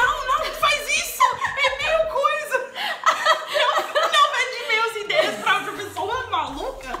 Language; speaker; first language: Portuguese; non-native, fluent; English